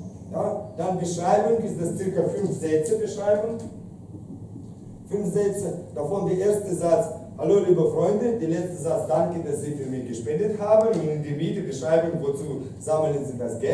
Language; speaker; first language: German; non-native, fluent; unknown